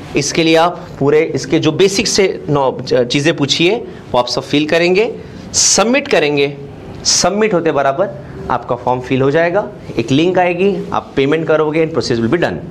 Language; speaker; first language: Hindi; non-native, local second language; Marathi